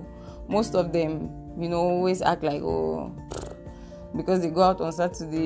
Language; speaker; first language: English; non-native, local second language; French